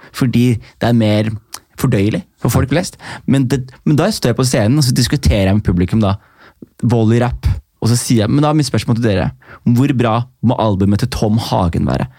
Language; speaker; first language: Norwegian; native; Norwegian